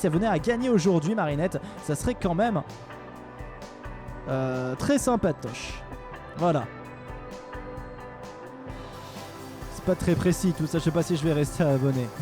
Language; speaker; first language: French; native; French